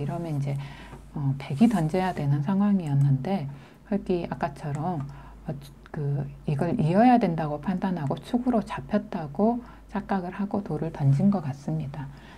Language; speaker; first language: Korean; native; Korean